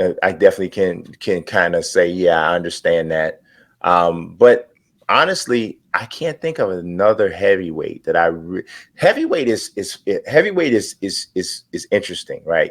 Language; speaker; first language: English; native; English